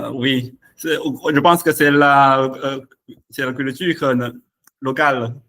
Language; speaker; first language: French; non-native, learner; Chinese